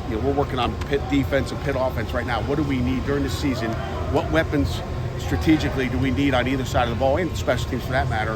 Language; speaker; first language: English; native; English